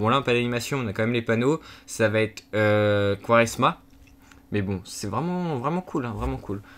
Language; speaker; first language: French; native; French